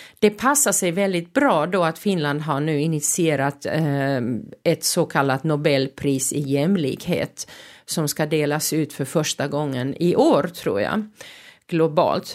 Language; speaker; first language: Swedish; non-native, local second language; Finnish